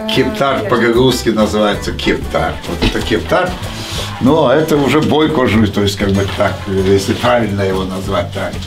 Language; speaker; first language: Russian; non-native, local second language; Gagauz